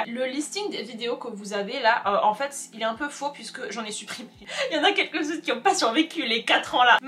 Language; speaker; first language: French; native; French